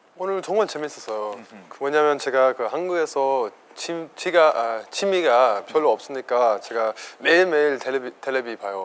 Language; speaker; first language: Korean; non-native, learner; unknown